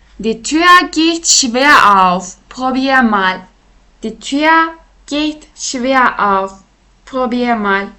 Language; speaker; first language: German; non-native, fluent; Turkish